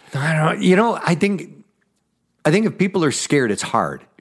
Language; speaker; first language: English; native; English